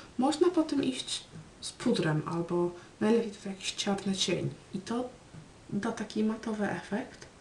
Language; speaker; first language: Polish; early bilingual, heritage; Polish